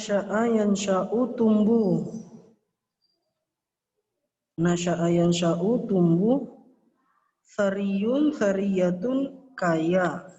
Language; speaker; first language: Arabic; non-native, fluent; Indonesian